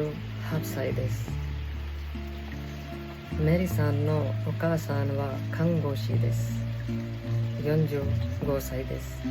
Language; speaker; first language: Japanese; non-native, fluent; Urdu